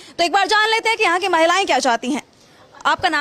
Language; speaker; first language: Hindi; native; Hindi